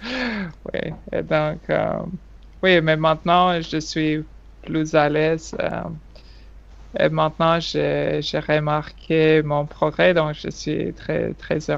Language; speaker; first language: French; non-native, fluent; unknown